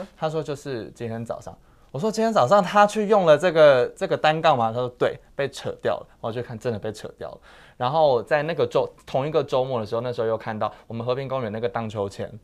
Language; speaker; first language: Chinese; native; Chinese